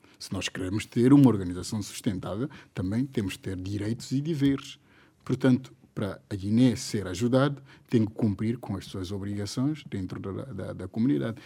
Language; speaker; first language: Portuguese; non-native, local second language; Upper Guinea Crioulo